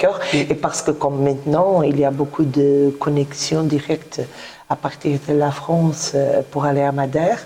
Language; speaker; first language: French; non-native, fluent; Portuguese